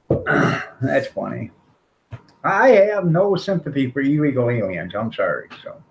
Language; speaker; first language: English; native; English